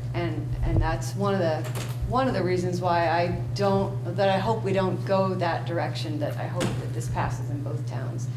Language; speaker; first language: English; native; English